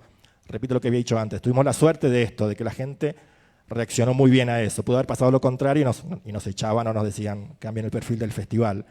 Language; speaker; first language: Spanish; native; Spanish